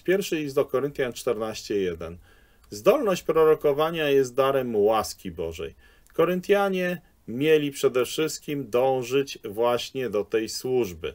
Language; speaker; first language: Polish; native; Polish